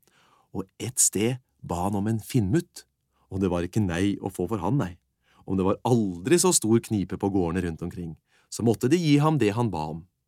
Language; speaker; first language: Norwegian; native; Norwegian